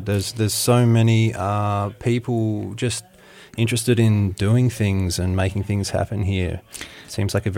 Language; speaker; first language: English; native; English